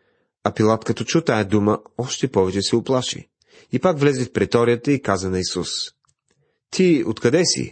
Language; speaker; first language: Bulgarian; native; Bulgarian